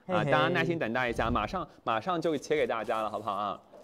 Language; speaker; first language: Chinese; native; Chinese